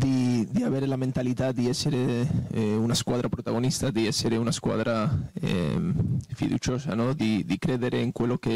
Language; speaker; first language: Italian; non-native, fluent; Spanish